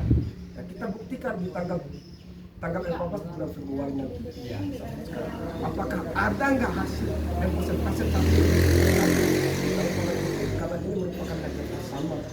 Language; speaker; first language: Indonesian; non-native, local second language; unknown